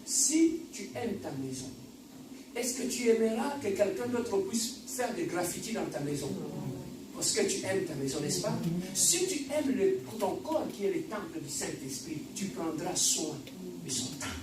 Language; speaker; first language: French; non-native, local second language; Lingala